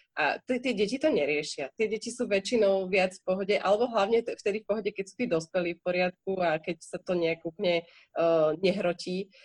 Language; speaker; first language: Slovak; native; Slovak